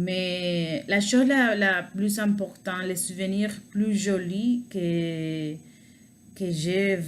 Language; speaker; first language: French; non-native, learner; Spanish